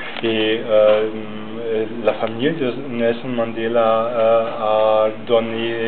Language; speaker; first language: French; non-native, learner; German